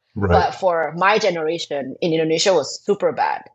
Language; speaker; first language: English; non-native, fluent; Thai